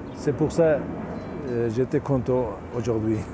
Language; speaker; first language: French; non-native, learner; Kurdish